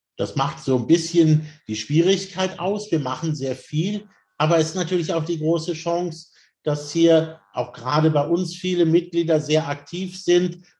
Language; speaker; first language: German; native; German